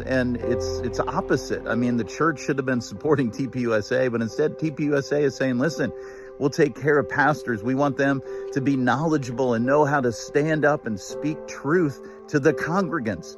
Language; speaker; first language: English; native; English